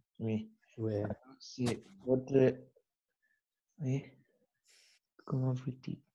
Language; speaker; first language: French; non-native, learner; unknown